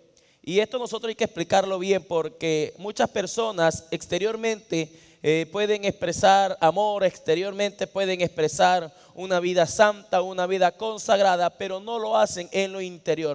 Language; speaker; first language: Spanish; native; Spanish